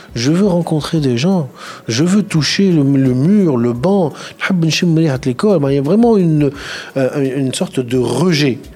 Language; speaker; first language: French; non-native, local second language; Arabic